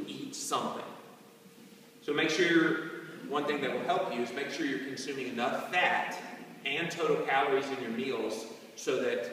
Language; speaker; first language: English; native; English